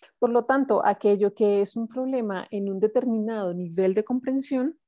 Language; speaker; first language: Spanish; native; Spanish